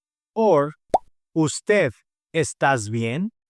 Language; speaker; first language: Spanish; non-native, fluent; English